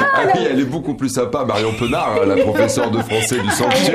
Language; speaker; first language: French; native; French